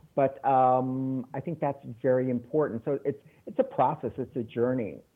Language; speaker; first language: English; native; English